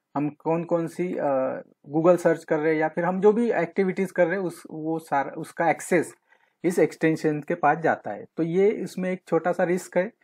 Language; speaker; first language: Hindi; non-native, local second language; Marathi